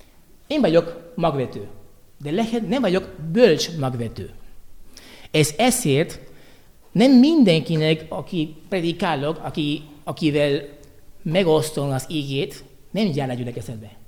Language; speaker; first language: Hungarian; non-native, learner; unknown